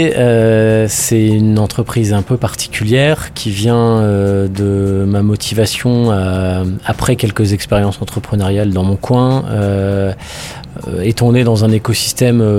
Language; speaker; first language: French; native; French